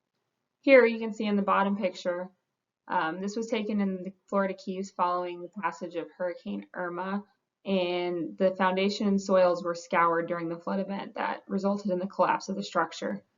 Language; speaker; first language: English; native; English